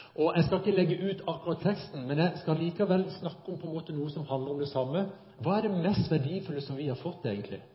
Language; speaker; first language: Norwegian; native; Norwegian